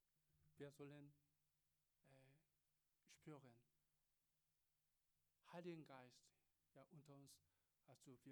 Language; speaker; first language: German; non-native, learner; Korean